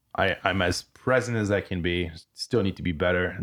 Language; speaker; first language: English; early bilingual, other home language; French